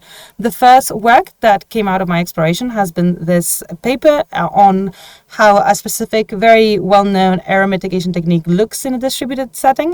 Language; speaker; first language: English; non-native, fluent; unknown